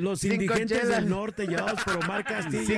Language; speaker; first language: Spanish; native; Spanish